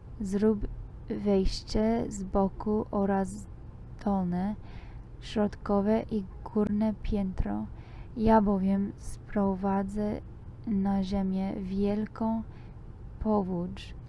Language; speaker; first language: Polish; non-native, learner; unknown